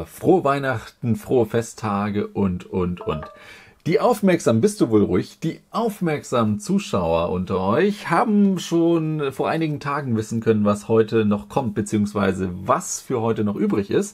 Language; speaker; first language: German; native; German